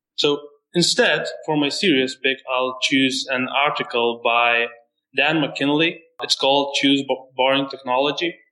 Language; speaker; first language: English; non-native, fluent; Lithuanian